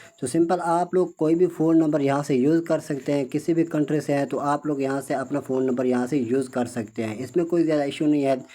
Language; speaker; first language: Urdu; non-native, local second language; Punjabi